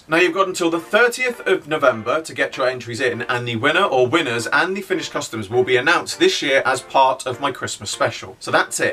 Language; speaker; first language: English; native; English